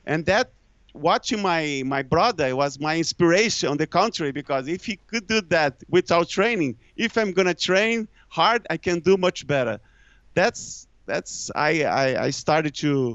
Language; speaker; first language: English; non-native, fluent; Portuguese